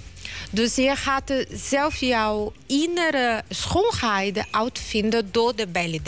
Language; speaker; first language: Dutch; non-native, learner; Portuguese